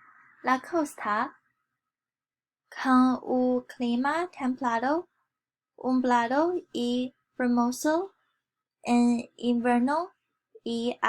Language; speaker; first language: Spanish; non-native, learner; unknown